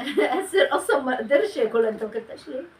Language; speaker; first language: Arabic; native; Arabic